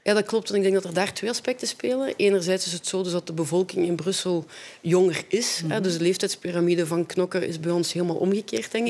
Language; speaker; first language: Dutch; native; Dutch